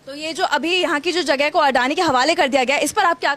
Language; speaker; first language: Hindi; native; Hindi